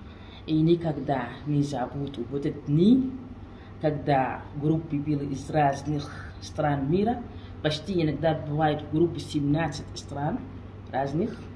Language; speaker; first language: Russian; non-native, fluent; Arabic